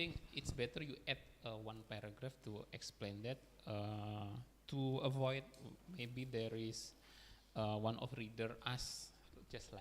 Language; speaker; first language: English; non-native, learner; Indonesian